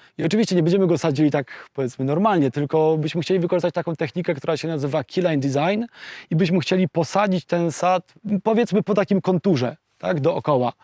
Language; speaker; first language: Polish; native; Polish